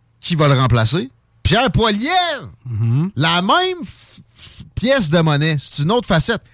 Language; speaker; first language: French; native; French